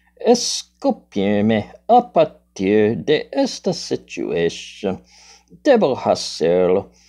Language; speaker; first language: Spanish; non-native, learner; English